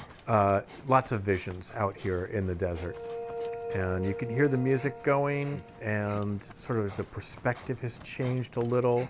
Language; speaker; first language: English; native; English